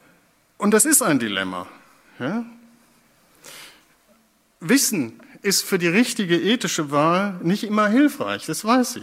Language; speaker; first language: German; native; German